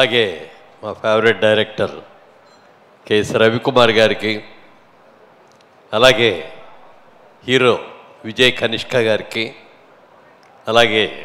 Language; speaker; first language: Telugu; native; Telugu